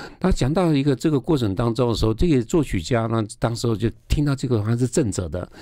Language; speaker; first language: Chinese; native; Chinese